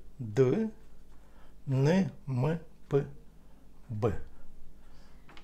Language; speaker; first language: French; non-native, learner; Ukrainian